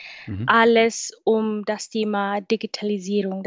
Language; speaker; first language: German; non-native, fluent; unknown